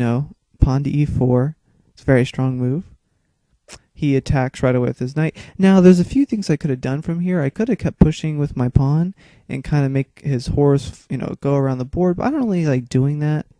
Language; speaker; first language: English; native; English